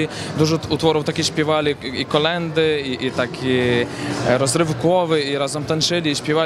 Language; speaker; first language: Polish; non-native, learner; Ukrainian